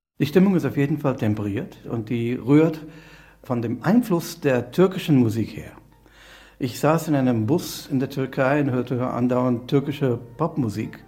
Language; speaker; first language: German; non-native, fluent; English